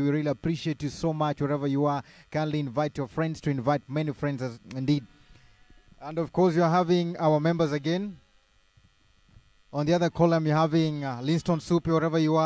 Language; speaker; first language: English; non-native, local second language; Luo (Kenya and Tanzania)